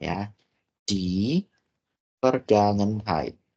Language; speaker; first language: German; non-native, learner; Indonesian